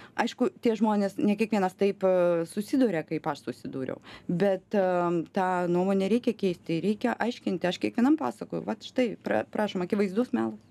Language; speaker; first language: Lithuanian; non-native, local second language; Russian